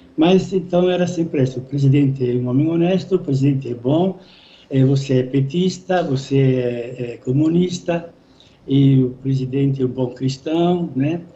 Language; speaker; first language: Portuguese; non-native, fluent; Italian